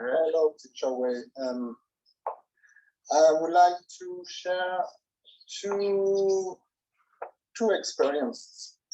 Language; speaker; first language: English; non-native, learner; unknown